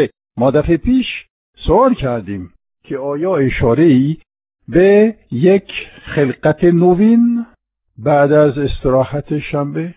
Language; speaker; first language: Persian; non-native, fluent; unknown